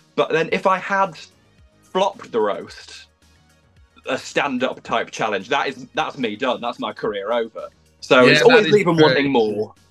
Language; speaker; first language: English; native; English